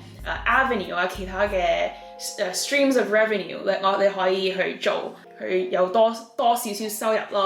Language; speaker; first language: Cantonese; early bilingual, heritage; Cantonese